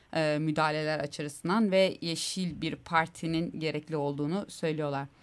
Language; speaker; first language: Turkish; native; Turkish